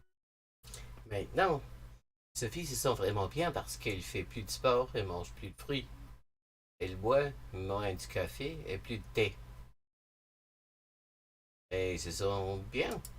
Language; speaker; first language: French; non-native, learner; English